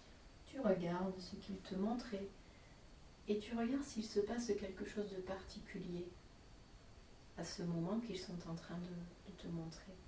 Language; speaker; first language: French; native; French